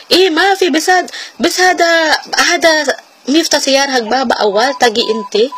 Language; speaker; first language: Arabic; non-native, learner; Filipino